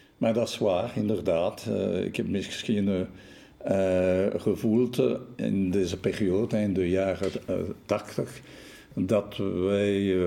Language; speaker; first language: Dutch; non-native, local second language; French